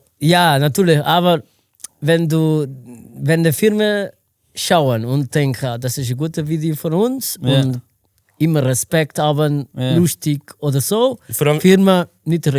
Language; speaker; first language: German; non-native, learner; Portuguese